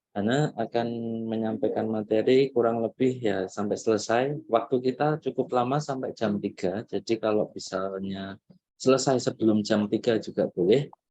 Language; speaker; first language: Indonesian; native; Indonesian